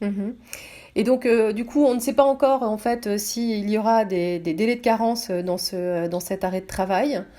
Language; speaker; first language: French; native; French